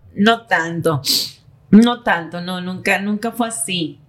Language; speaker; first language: Spanish; native; Spanish